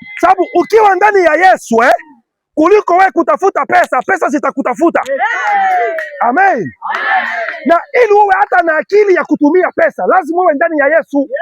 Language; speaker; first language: Swahili; non-native, local second language; Lingala